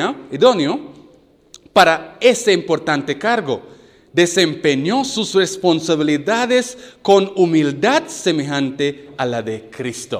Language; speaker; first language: Spanish; non-native, learner; English